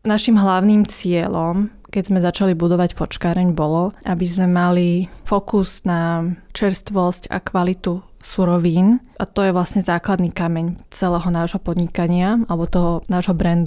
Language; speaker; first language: Slovak; early bilingual, other home language; Vietnamese